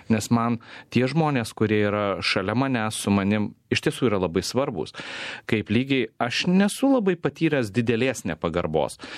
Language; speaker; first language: Lithuanian; native; Lithuanian